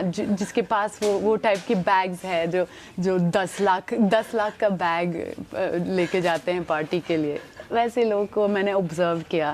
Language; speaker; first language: Hindi; non-native, local second language; English